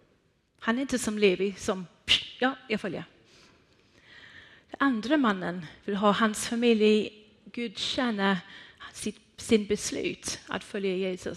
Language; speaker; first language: Swedish; non-native, fluent; Persian